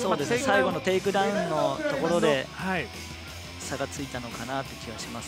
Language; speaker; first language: Japanese; native; Japanese